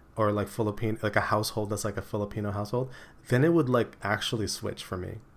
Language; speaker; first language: English; early bilingual, other home language; Filipino